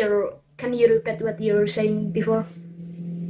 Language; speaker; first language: English; non-native, learner; Indonesian